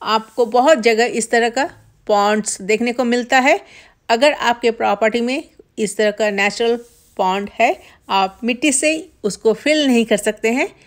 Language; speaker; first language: Hindi; non-native, local second language; Bangla